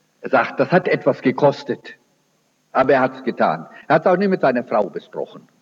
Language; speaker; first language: German; early bilingual, heritage; German